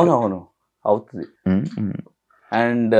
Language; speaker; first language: Telugu; non-native, learner; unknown